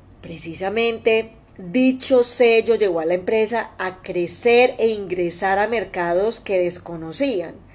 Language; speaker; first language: Spanish; native; Spanish